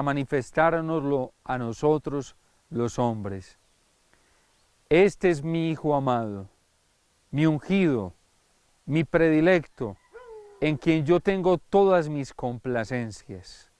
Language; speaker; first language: Spanish; native; Spanish